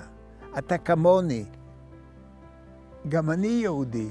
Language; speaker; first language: Hebrew; non-native, fluent; Italian